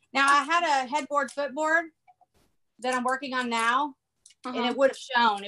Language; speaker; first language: English; native; English